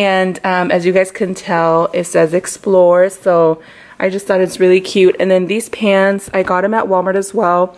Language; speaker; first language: English; early bilingual, other home language; Spanish